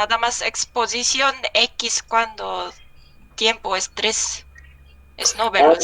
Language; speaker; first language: Spanish; non-native, learner; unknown